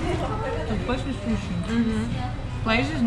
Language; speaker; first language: English; non-native, fluent; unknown